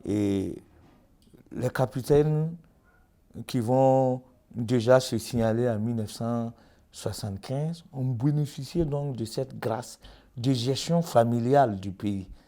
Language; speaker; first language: French; native; French